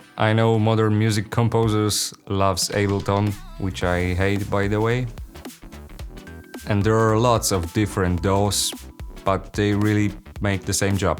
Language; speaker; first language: English; non-native, fluent; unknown